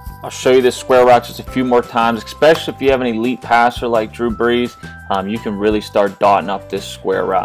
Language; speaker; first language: English; native; English